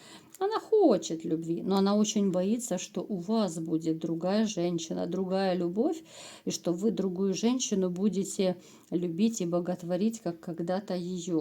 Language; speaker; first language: Russian; native; Russian